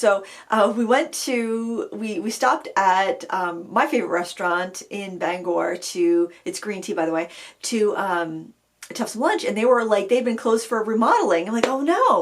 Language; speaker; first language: English; native; English